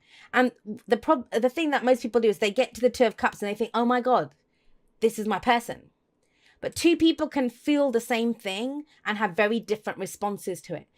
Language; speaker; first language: English; native; English